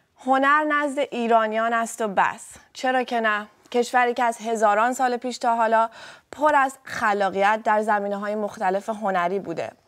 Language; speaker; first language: Persian; native; Persian